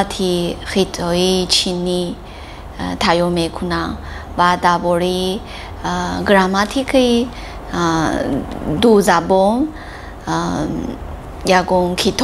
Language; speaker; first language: Persian; non-native, learner; Chinese